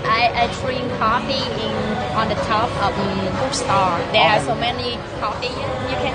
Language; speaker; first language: English; non-native, learner; Vietnamese